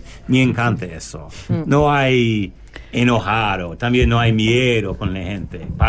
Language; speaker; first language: Spanish; non-native, learner; English